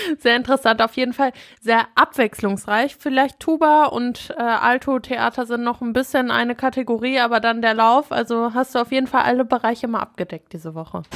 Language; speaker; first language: German; native; German